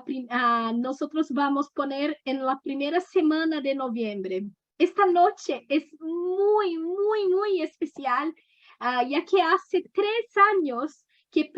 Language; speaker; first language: Spanish; non-native, learner; Portuguese